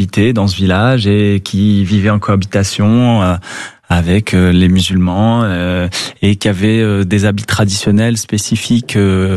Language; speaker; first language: French; native; French